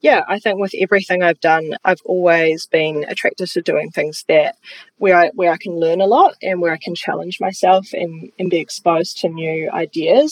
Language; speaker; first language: English; native; English